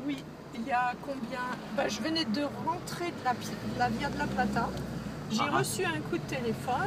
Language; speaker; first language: French; native; French